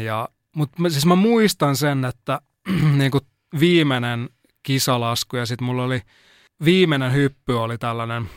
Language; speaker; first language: Finnish; native; Finnish